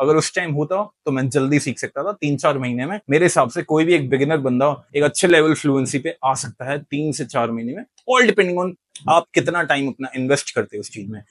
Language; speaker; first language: Hindi; native; Hindi